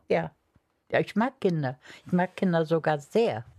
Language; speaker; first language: German; native; German